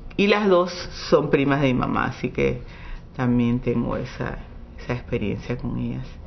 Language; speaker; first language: Spanish; non-native, local second language; English